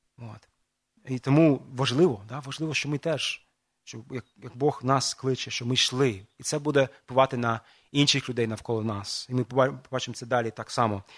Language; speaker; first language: Ukrainian; non-native, fluent; English